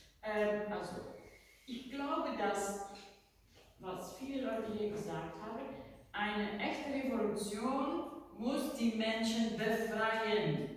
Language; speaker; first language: German; non-native, learner; Dutch